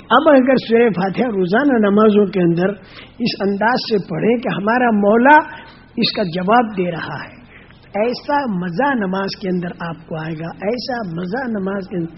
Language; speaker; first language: Urdu; non-native, local second language; Gujarati